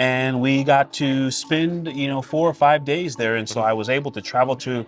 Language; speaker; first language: English; native; English